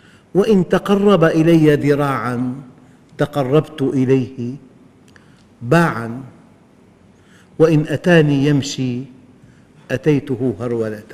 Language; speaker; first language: Arabic; native; Arabic